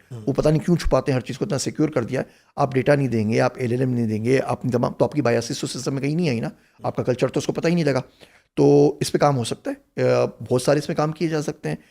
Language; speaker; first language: Urdu; native; Urdu